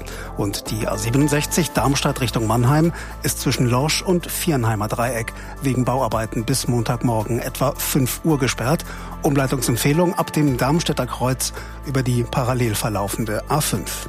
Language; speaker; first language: German; native; German